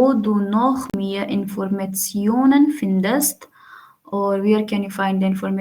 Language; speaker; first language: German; non-native, learner; Urdu